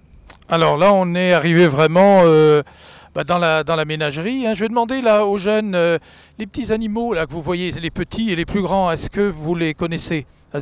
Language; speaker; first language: French; native; French